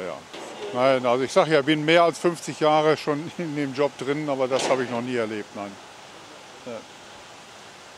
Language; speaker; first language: German; native; German